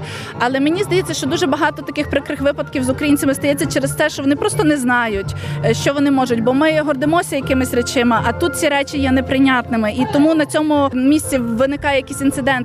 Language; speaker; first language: Ukrainian; native; Ukrainian